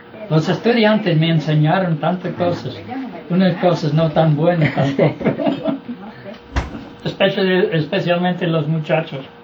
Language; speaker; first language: Spanish; non-native, fluent; English